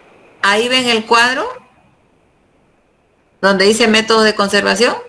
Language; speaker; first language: Spanish; native; Spanish